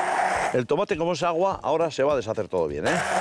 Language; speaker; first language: Spanish; native; Spanish